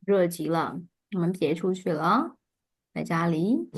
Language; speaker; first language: Chinese; non-native, fluent; Burmese